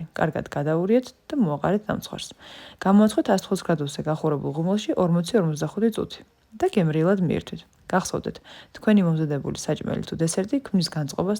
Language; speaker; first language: Georgian; native; Georgian